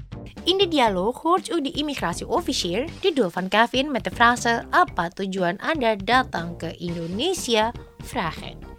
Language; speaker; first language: Dutch; non-native, learner; Indonesian